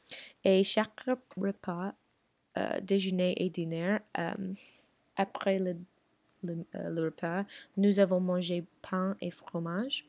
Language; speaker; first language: French; non-native, learner; English